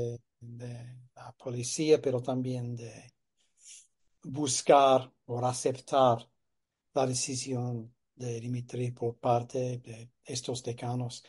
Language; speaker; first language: Spanish; non-native, fluent; English